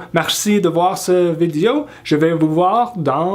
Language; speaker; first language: French; non-native, fluent; English